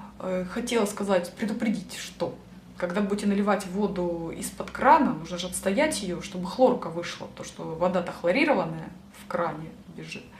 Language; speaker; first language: Russian; native; Russian